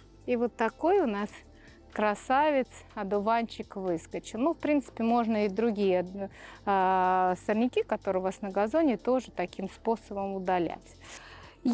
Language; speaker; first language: Russian; native; Russian